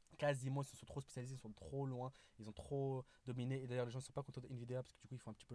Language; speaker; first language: French; native; French